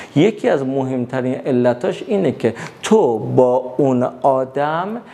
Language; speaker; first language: Persian; native; Persian